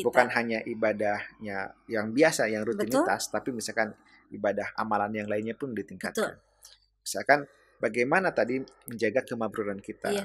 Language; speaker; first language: Indonesian; native; Indonesian